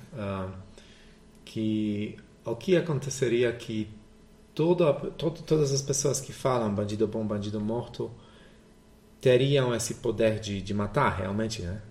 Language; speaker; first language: Portuguese; non-native, fluent; Polish